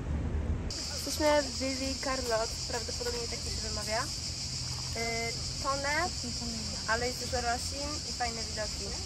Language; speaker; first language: Polish; native; Polish